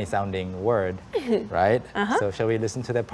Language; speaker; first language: English; non-native, fluent; Korean